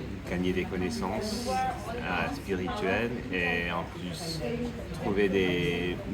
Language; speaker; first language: French; non-native, fluent; English